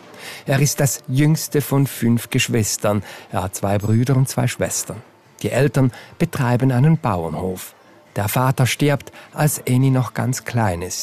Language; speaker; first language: German; native; German